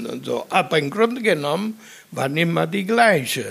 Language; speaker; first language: German; non-native, fluent; Italian